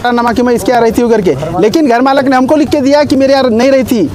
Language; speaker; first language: Hindi; non-native, local second language; Marathi